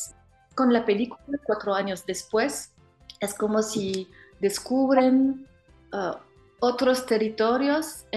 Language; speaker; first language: Spanish; non-native, fluent; French